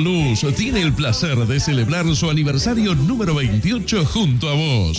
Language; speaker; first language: Spanish; native; Spanish